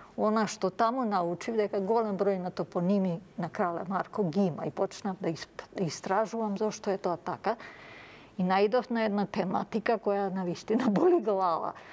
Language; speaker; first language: Macedonian; early bilingual, other home language; Serbian